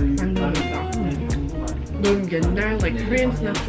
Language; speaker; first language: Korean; early bilingual, heritage; English